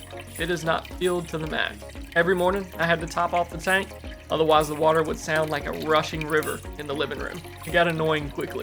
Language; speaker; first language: English; native; English